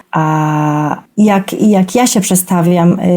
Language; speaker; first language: Polish; non-native, fluent; Spanish